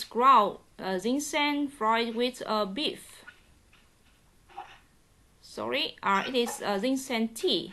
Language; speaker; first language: English; non-native, learner; Vietnamese